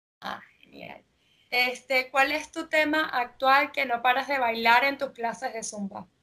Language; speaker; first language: Spanish; native; Spanish